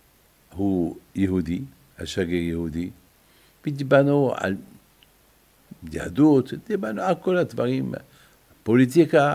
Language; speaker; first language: Hebrew; non-native, fluent; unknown